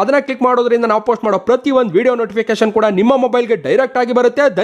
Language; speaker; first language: Kannada; native; Kannada